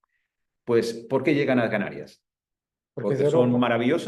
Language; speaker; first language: Spanish; native; Spanish